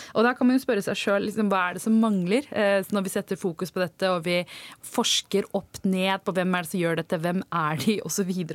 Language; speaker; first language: Norwegian; early bilingual, other home language; Tamil